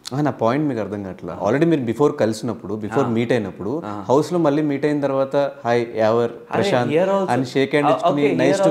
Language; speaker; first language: Telugu; native; Telugu